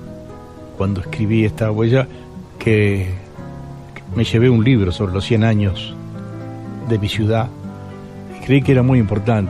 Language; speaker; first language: Spanish; native; Spanish